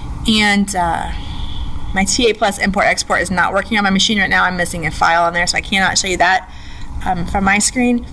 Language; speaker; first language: English; native; English